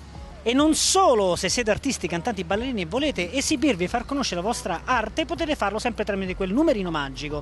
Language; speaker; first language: Italian; native; Italian